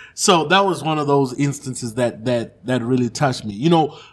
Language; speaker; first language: English; non-native, local second language; Shona